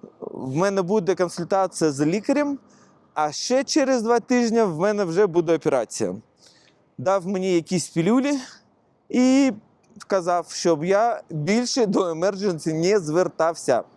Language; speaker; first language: Ukrainian; non-native, local second language; Russian